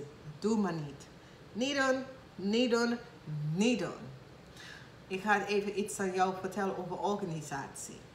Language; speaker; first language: Dutch; non-native, fluent; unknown